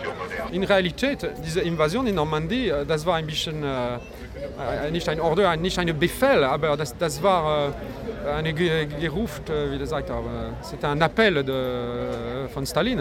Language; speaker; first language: German; non-native, learner; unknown